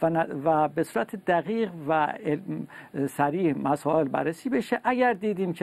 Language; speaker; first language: Persian; native; Persian